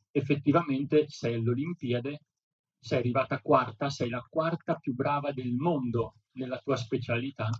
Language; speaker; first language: Italian; native; Italian